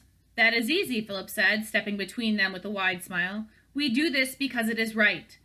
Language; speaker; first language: English; native; English